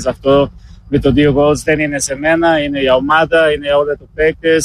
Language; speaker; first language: Greek; non-native, learner; Portuguese